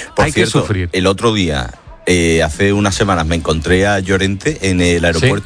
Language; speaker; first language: Spanish; native; Spanish